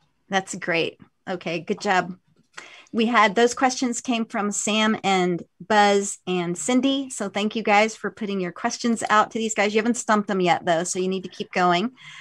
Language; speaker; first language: English; native; English